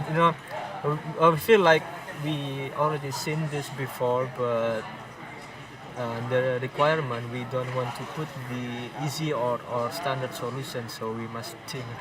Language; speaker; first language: English; non-native, fluent; Indonesian